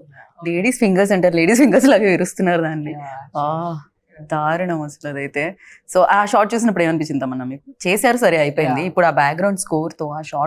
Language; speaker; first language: Telugu; native; Telugu